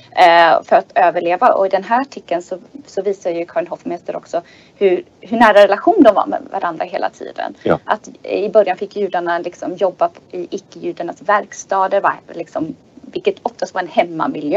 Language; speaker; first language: Swedish; native; Swedish